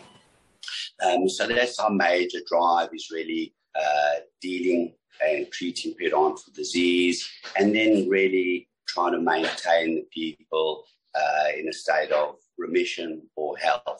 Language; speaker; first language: English; native; English